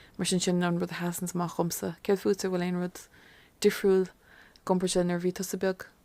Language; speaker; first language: Irish; non-native, local second language; English